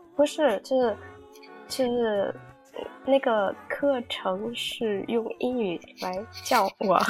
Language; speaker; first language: Chinese; non-native, learner; Vietnamese